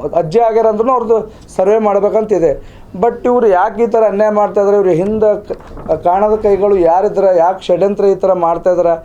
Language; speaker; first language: Kannada; native; Kannada